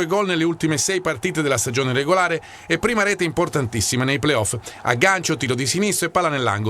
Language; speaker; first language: Italian; native; Italian